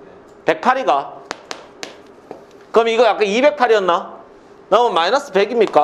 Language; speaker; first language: Korean; native; Korean